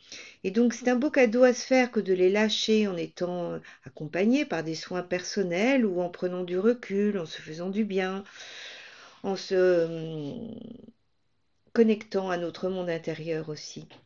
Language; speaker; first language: French; native; French